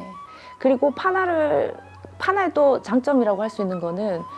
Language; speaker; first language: Korean; native; Korean